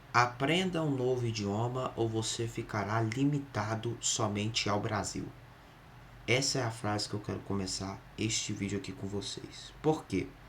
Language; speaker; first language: Portuguese; native; Portuguese